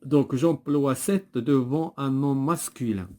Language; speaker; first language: French; non-native, local second language; Arabic